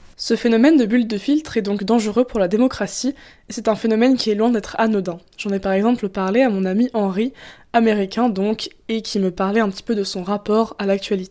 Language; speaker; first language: French; native; French